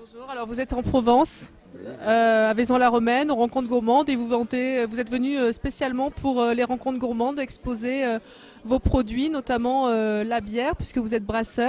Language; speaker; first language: French; native; French